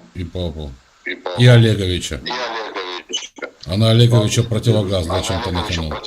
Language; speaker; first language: Russian; native; Russian